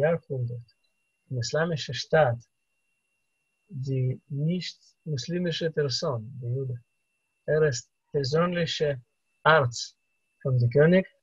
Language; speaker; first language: German; non-native, fluent; Russian